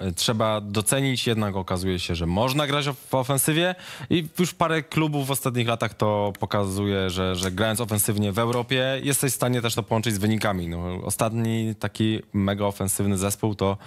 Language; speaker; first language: Polish; native; Polish